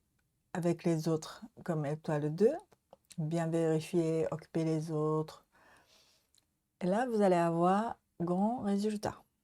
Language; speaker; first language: French; non-native, learner; Japanese